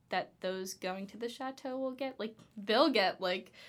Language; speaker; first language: English; native; English